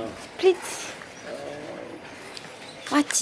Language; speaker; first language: English; non-native, learner; French